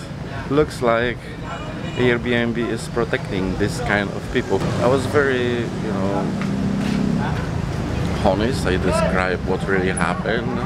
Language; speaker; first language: English; non-native, fluent; Polish